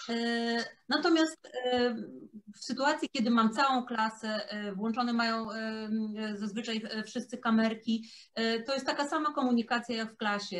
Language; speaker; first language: Polish; native; Polish